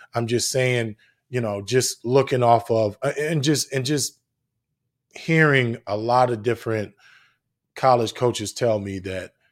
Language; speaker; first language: English; native; English